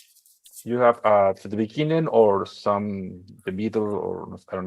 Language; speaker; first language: English; non-native, learner; Spanish